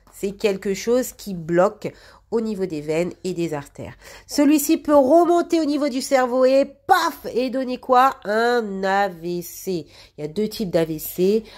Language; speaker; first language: French; native; French